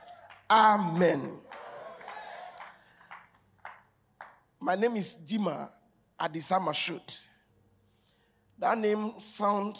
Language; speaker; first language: English; non-native, local second language; Akan